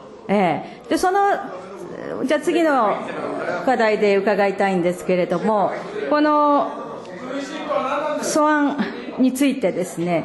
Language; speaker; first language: Japanese; native; Japanese